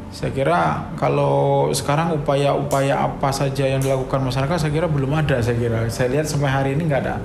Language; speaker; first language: Indonesian; non-native, local second language; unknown